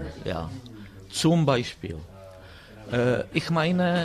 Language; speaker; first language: German; non-native, fluent; Czech